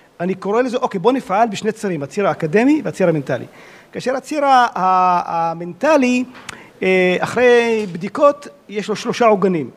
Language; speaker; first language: Hebrew; non-native, local second language; Arabic